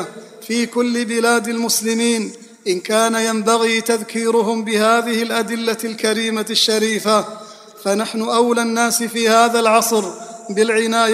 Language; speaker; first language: Arabic; native; Arabic